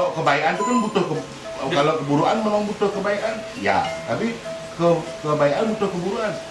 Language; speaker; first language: Indonesian; non-native, local second language; Balinese